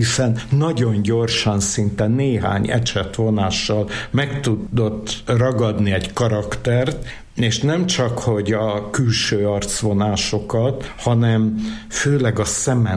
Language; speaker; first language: Hungarian; native; Hungarian